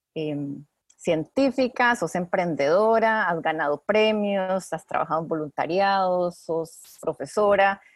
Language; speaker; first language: Spanish; native; Spanish